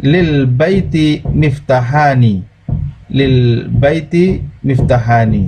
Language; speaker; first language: Arabic; non-native, fluent; Indonesian